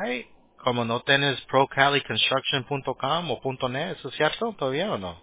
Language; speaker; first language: Spanish; early bilingual, heritage; Spanish